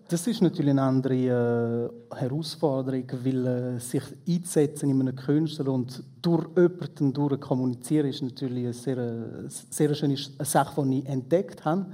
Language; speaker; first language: German; non-native, local second language; Romansh